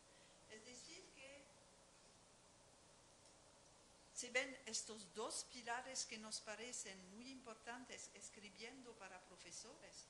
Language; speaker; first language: Spanish; non-native, fluent; French